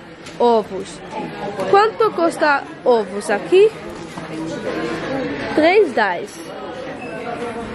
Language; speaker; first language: Portuguese; non-native, learner; Dutch